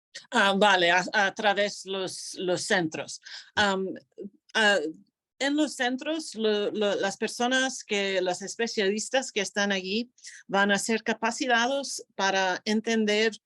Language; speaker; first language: Spanish; non-native, fluent; English